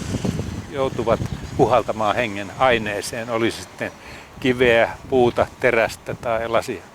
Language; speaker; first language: Finnish; native; Finnish